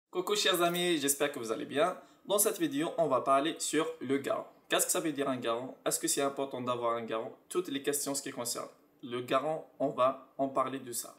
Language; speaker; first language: French; non-native, local second language; Arabic